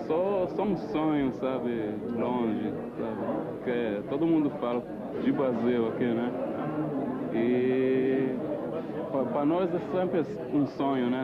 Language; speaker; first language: Portuguese; early bilingual, heritage; Portuguese